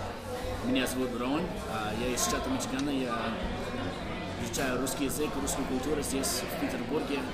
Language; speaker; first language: Russian; non-native, learner; English